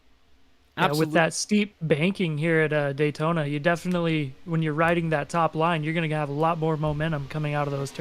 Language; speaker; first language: English; native; English